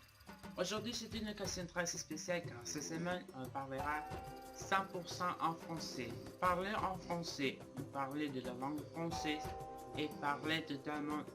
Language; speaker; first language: French; non-native, learner; Spanish